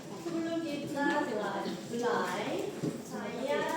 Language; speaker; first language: Indonesian; non-native, learner; Korean